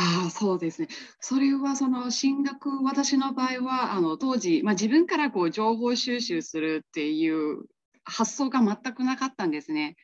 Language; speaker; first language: Japanese; non-native, fluent; Burmese